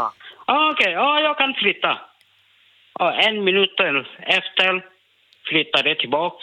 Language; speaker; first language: Swedish; non-native, learner; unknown